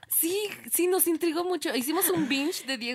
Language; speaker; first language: Spanish; native; Spanish